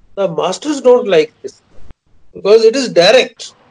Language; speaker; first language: English; non-native, local second language; Punjabi